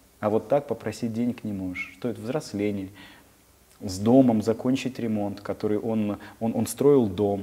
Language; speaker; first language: Russian; native; Russian